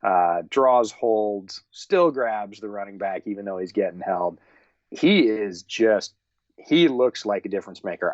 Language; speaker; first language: English; native; English